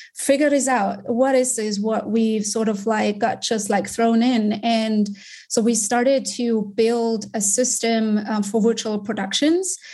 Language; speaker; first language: English; non-native, fluent; German